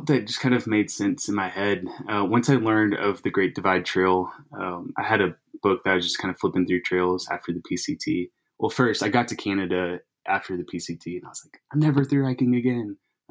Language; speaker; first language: English; native; English